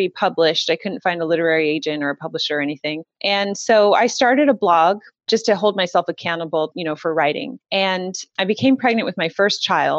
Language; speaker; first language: English; native; English